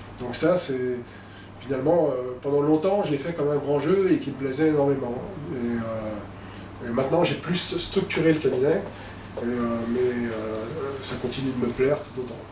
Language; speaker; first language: French; native; French